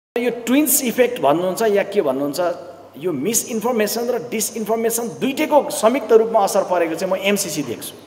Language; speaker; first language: Nepali; native; Nepali